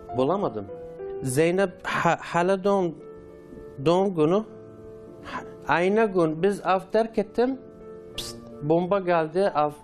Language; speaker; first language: Turkish; non-native, learner; Arabic